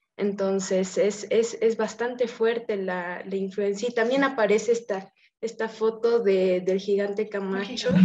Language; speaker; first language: Spanish; native; Spanish